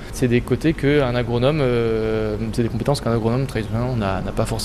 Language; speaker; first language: French; native; French